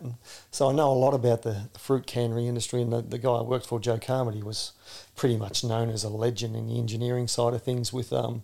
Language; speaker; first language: English; native; English